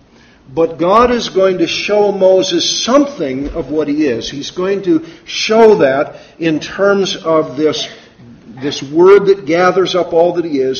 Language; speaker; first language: English; native; English